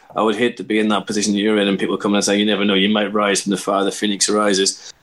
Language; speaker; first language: English; native; English